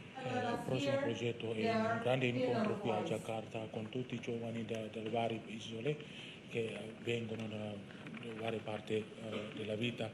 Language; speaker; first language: Italian; non-native, fluent; Indonesian